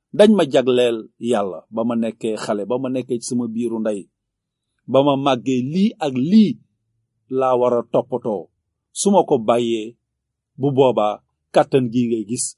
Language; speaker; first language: Wolof; native; Wolof